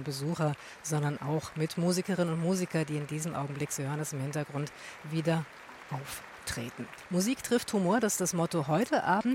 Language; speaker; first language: German; native; German